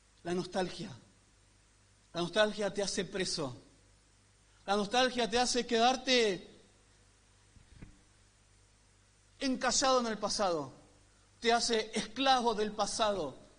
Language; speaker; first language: Spanish; native; Spanish